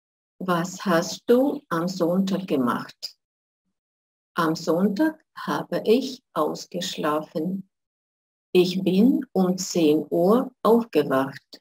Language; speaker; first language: German; non-native, fluent; Russian